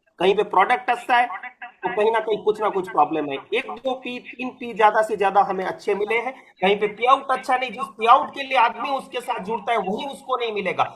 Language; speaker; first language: Hindi; non-native, local second language; Marathi